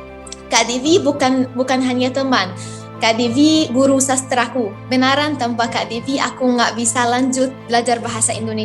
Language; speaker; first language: Indonesian; non-native, fluent; Arabic